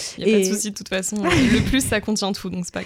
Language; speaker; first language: French; native; French